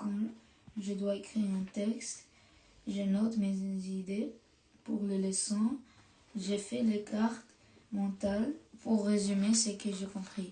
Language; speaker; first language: French; non-native, learner; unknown